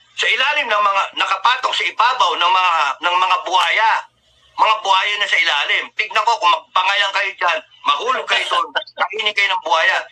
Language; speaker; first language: Filipino; native; Filipino